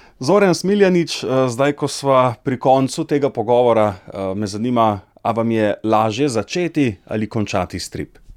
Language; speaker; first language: Slovenian; native; Slovenian